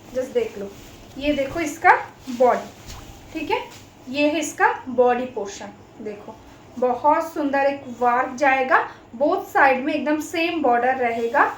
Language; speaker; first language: Hindi; non-native, local second language; Bangla